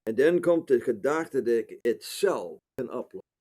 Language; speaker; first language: Dutch; non-native, fluent; English